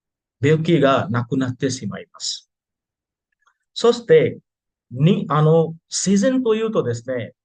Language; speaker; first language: Japanese; non-native, fluent; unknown